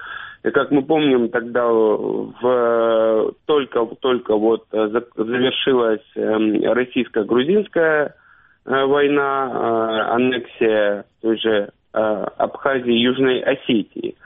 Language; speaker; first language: Russian; native; Russian